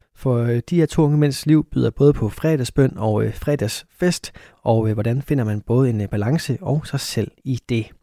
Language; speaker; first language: Danish; native; Danish